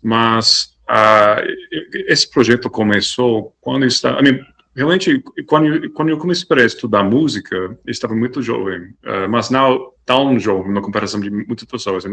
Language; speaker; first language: Portuguese; non-native, fluent; English